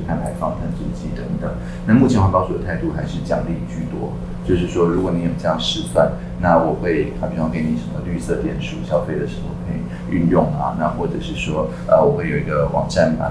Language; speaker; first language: Chinese; native; Chinese